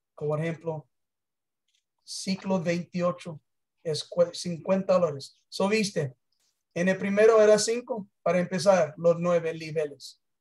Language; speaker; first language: Spanish; early bilingual, heritage; English